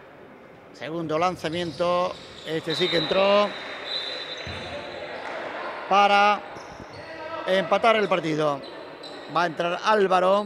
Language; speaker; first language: Spanish; native; Spanish